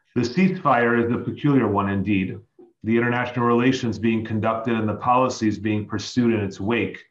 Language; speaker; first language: English; native; English